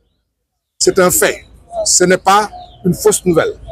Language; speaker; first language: French; non-native, local second language; Wolof